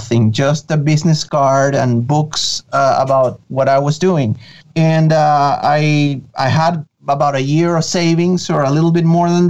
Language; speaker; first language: English; non-native, fluent; Spanish